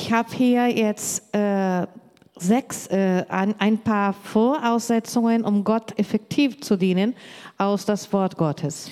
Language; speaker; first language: German; non-native, learner; Portuguese